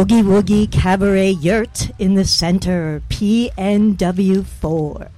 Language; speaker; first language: English; native; English